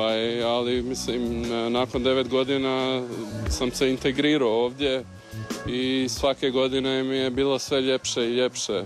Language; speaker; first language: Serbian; early bilingual, heritage; Serbian